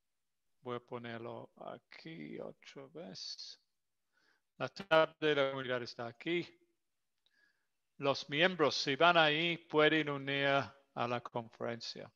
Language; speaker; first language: Spanish; non-native, fluent; English